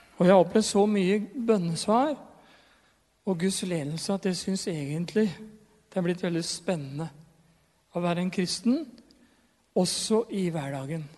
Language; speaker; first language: Norwegian; native; Norwegian